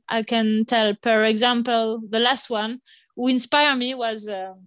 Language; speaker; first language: English; non-native, fluent; French